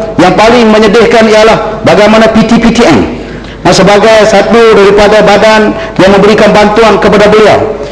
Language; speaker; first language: Malay; native; Malay